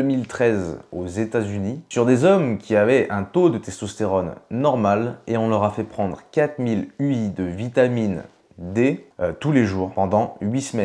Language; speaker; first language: French; native; French